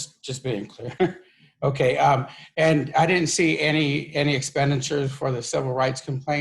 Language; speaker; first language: English; native; English